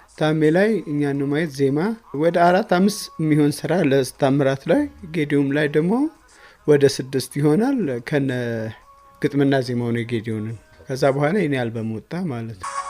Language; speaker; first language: Amharic; native; Amharic